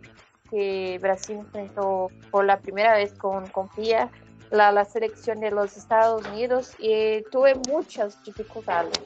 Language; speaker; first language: Spanish; non-native, fluent; Portuguese